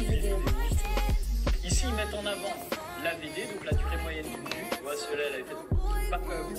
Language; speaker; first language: French; native; French